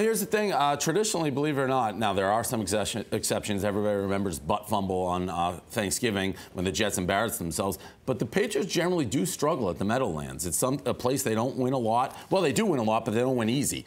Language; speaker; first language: English; native; English